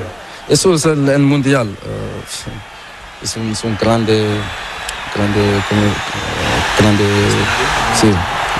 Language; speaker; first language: Spanish; non-native, learner; Portuguese